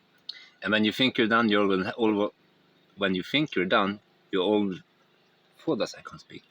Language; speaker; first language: English; non-native, fluent; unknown